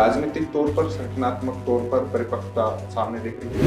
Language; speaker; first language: Hindi; native; Hindi